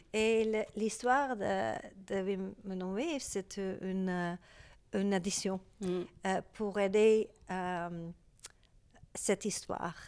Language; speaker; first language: French; non-native, learner; Dutch